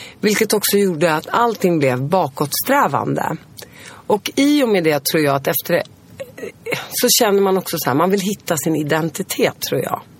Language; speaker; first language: Swedish; early bilingual, other home language; Arabic